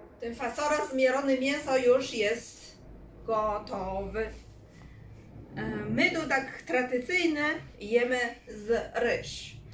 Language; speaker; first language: Polish; non-native, learner; Chinese